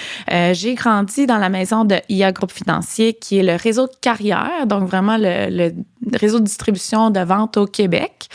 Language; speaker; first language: French; native; French